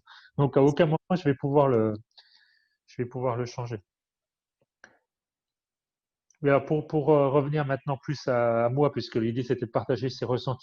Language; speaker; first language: French; native; French